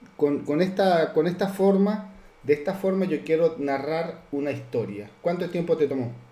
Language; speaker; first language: Spanish; native; Spanish